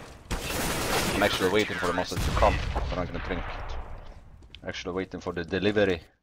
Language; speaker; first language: English; non-native, fluent; Swedish